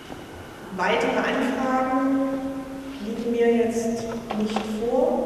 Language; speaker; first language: German; native; German